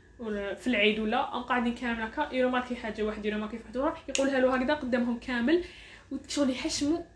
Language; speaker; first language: Arabic; native; Arabic